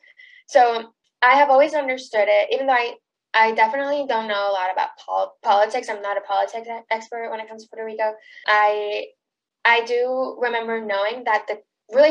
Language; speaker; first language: English; early bilingual, other home language; Spanish